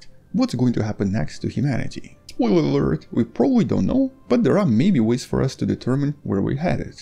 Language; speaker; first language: English; non-native, fluent; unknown